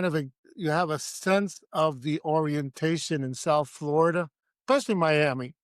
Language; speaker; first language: English; native; English